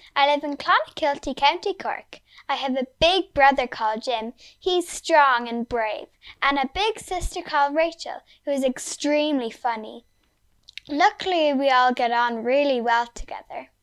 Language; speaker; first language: English; native; English